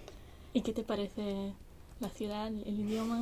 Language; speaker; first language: Spanish; non-native, learner; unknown